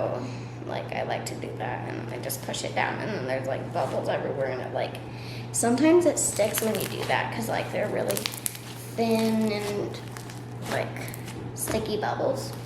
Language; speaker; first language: English; native; English